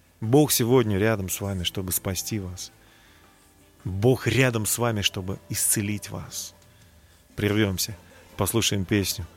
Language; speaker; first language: Russian; native; Russian